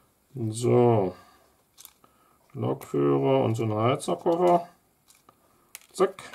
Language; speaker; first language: German; native; German